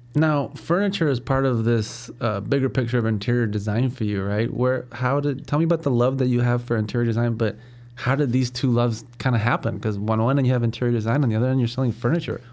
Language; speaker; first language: English; native; English